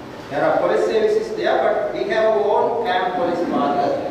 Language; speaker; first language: English; non-native, local second language; Tamil